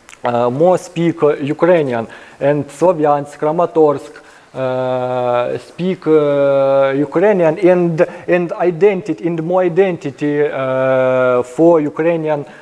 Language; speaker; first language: English; non-native, learner; Ukrainian